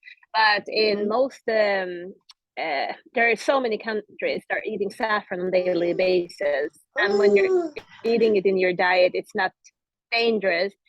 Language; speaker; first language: English; non-native, fluent; Swedish